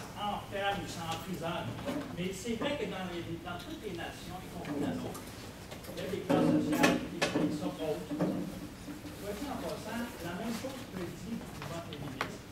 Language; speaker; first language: French; native; French